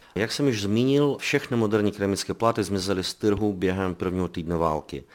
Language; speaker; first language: Czech; non-native, fluent; Belarusian